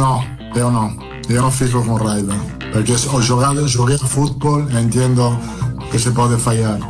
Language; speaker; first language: Portuguese; non-native, learner; Italian